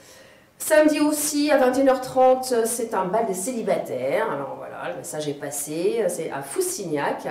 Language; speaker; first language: French; native; French